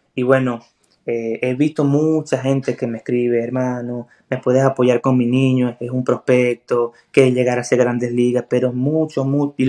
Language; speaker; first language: Spanish; native; Spanish